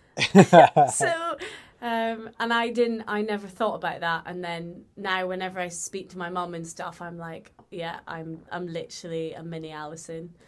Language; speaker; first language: English; native; English